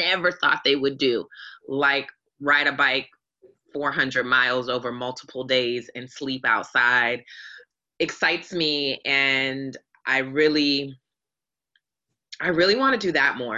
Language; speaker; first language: English; native; English